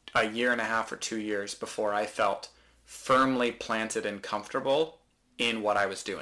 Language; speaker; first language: English; native; English